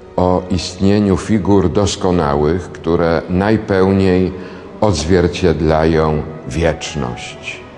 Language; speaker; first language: Polish; native; Polish